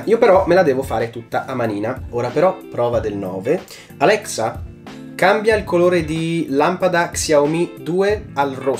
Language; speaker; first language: Italian; native; Italian